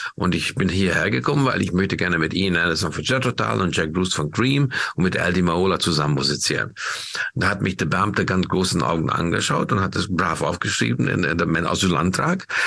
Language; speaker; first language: German; non-native, fluent; Hungarian